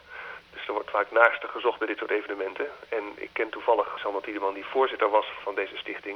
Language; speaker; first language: Dutch; native; Dutch